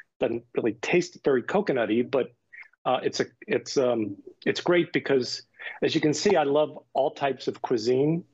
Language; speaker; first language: English; native; English